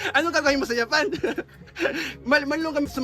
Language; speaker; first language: Filipino; non-native, fluent; Japanese